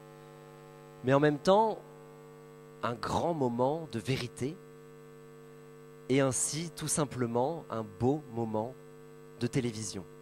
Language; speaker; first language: French; native; French